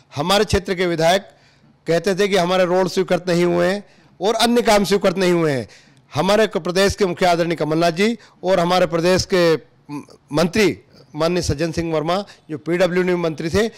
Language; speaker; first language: Hindi; native; Hindi